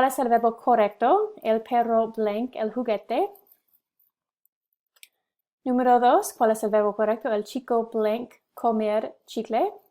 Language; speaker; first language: Spanish; non-native, fluent; English